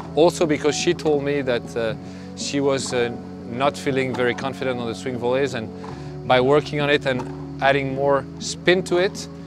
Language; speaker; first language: English; non-native, fluent; French